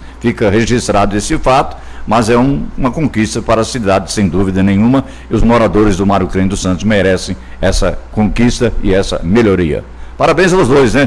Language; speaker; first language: Portuguese; native; Portuguese